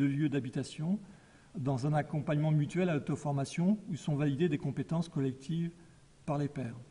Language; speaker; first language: French; native; French